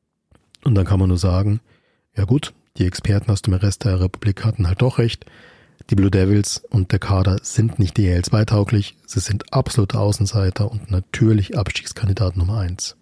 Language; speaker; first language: German; native; German